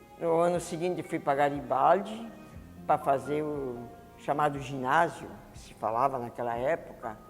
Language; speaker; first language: Portuguese; early bilingual, other home language; Italian